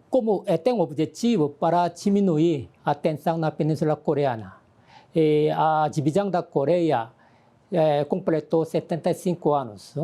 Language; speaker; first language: Portuguese; non-native, learner; Korean